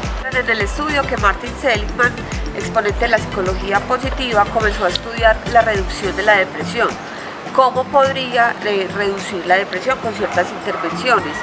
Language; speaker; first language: Spanish; native; Spanish